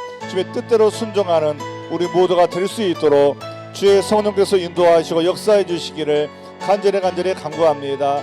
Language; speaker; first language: Korean; native; Korean